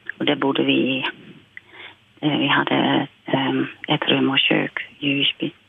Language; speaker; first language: Swedish; non-native, fluent; Dutch